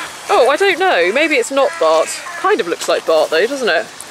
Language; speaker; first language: English; native; English